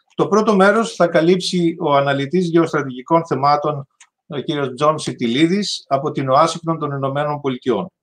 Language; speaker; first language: Greek; native; Greek